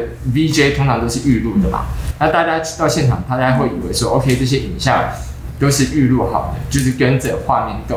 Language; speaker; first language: Chinese; native; Chinese